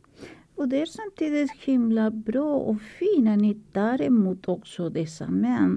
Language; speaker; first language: Swedish; non-native, fluent; Spanish